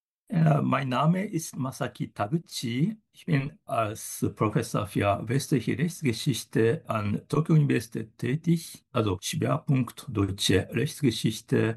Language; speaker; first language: German; non-native, fluent; Japanese